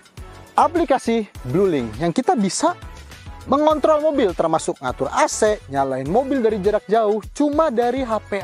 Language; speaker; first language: Indonesian; native; Indonesian